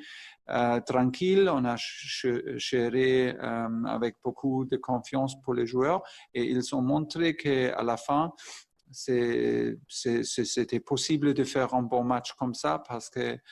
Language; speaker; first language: French; non-native, fluent; German